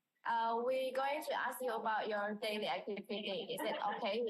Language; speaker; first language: English; non-native, learner; Indonesian